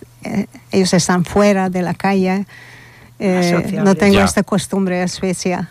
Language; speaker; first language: Spanish; non-native, learner; Hungarian